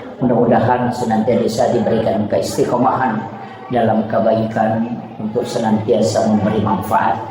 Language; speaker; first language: Indonesian; non-native, local second language; Buginese